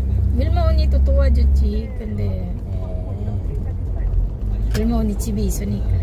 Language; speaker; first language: Korean; non-native, learner; Filipino